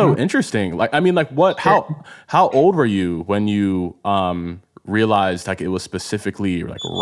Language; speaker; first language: English; early bilingual, other home language; Igbo